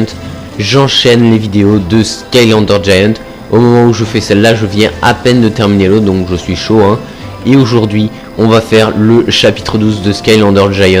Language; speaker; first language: French; native; French